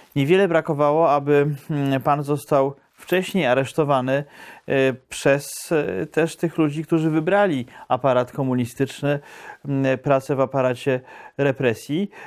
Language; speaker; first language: Polish; native; Polish